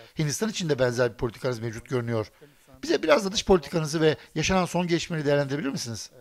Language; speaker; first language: Turkish; native; Turkish